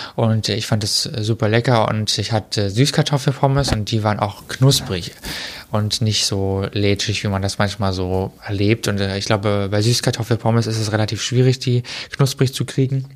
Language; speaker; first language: German; native; German